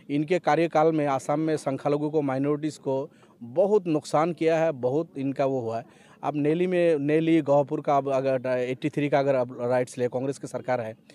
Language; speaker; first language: Hindi; non-native, local second language; Bangla